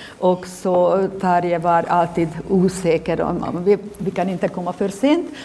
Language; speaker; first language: Swedish; non-native, fluent; Hungarian